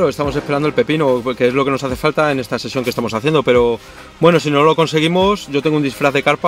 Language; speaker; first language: Spanish; native; Spanish